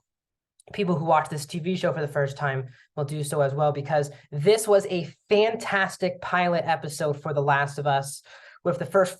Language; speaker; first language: English; native; English